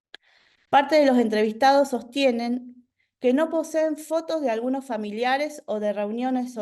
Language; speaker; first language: Spanish; native; Spanish